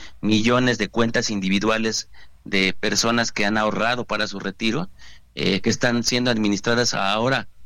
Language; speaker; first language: Spanish; native; Spanish